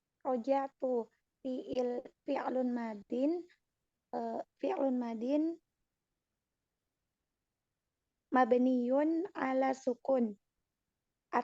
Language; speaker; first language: Arabic; non-native, learner; Indonesian